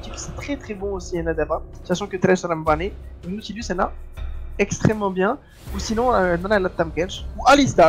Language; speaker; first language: French; non-native, local second language; Arabic